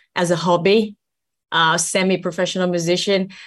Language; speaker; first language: English; non-native, fluent; Portuguese